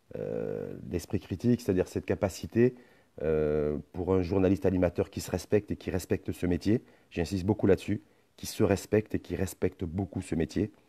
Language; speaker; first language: French; non-native, local second language; Arabic